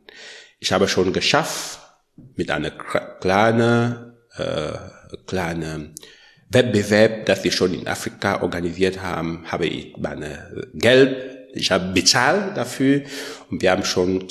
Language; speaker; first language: German; non-native, learner; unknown